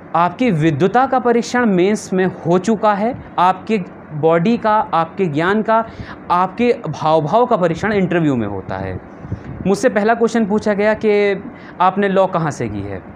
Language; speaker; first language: Hindi; native; Hindi